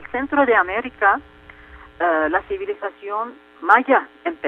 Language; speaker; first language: Spanish; non-native, fluent; Turkish